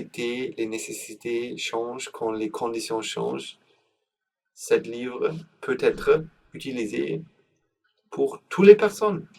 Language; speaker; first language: French; non-native, learner; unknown